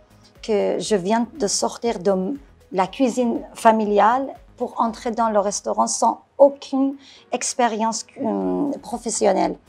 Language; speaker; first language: French; non-native, fluent; Persian